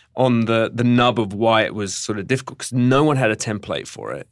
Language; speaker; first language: English; native; English